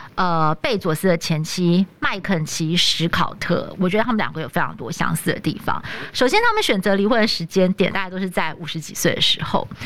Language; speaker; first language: Chinese; native; Chinese